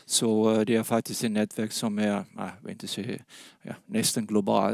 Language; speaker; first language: Swedish; non-native, fluent; Danish